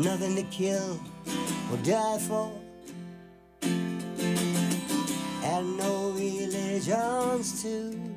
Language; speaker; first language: English; native; English